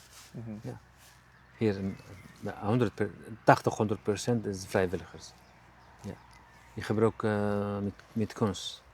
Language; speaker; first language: Dutch; non-native, learner; Arabic